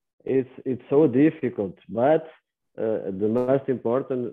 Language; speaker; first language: English; non-native, learner; Portuguese